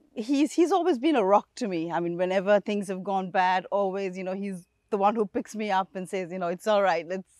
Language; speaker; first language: English; non-native, local second language; Sinhala